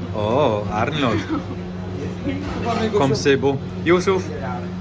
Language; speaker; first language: French; non-native, fluent; German